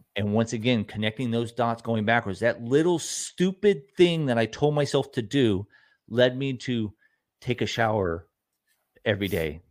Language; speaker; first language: English; native; English